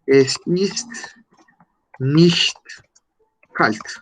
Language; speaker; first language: German; non-native, learner; Spanish